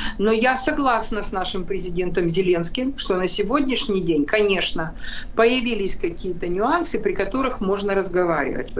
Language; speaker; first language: Russian; non-native, local second language; Ukrainian